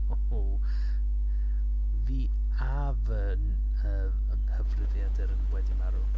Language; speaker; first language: Welsh; non-native, learner; English